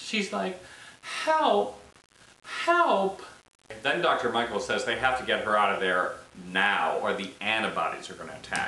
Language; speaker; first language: English; native; English